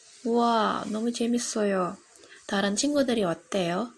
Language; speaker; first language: Korean; non-native, learner; Indonesian